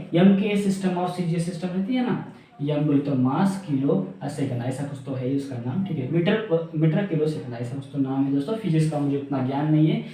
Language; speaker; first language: Hindi; non-native, local second language; Marathi